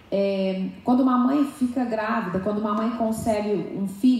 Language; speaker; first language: Portuguese; native; Portuguese